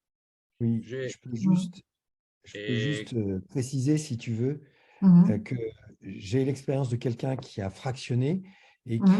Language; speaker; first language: French; native; French